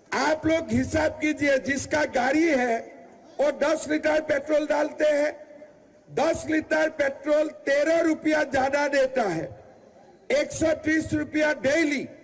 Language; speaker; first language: Hindi; non-native, local second language; Assamese